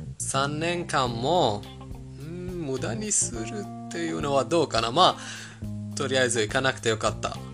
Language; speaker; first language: Japanese; non-native, fluent; Persian